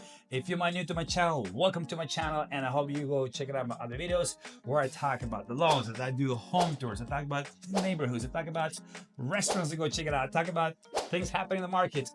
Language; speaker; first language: English; non-native, fluent; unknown